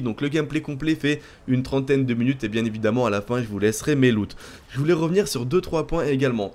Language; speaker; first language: French; native; French